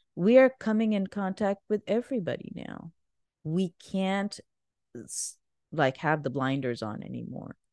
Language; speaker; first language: English; non-native, local second language; Urdu